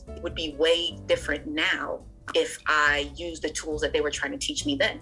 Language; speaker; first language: English; native; English